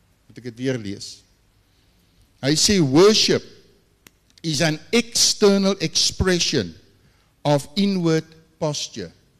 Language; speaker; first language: English; non-native, local second language; Afrikaans